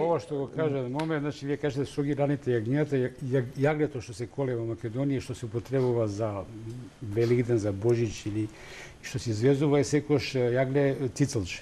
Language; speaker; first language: Macedonian; native; Macedonian